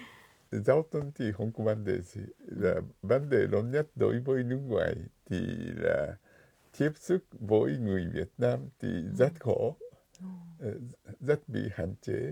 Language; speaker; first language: Vietnamese; non-native, fluent; Japanese